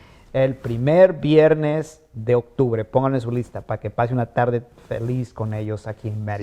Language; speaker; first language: Spanish; native; Spanish